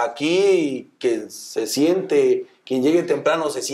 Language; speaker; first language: Spanish; native; Spanish